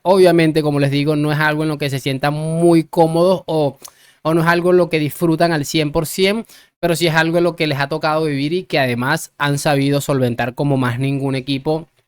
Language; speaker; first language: Spanish; native; Spanish